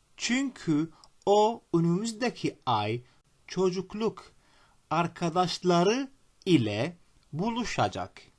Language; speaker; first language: Turkish; non-native, fluent; Arabic